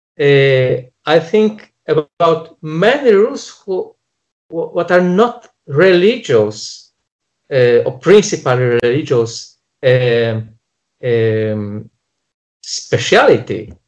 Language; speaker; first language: English; non-native, fluent; Polish